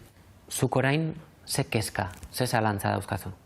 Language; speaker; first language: Basque; native; Basque